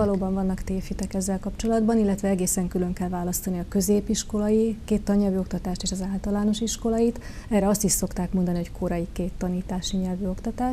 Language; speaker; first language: Hungarian; native; Hungarian